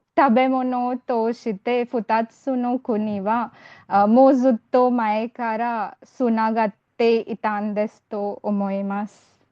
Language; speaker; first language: Japanese; non-native, learner; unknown